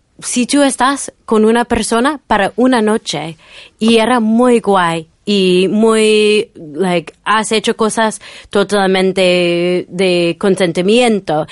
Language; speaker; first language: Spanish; non-native, fluent; English